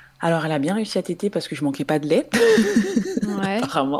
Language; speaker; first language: French; native; French